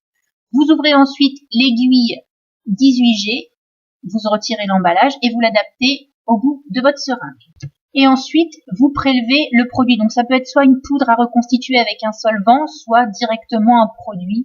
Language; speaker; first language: French; native; French